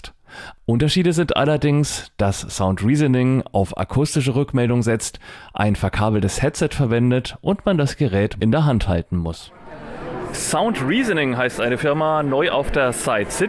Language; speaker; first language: German; native; German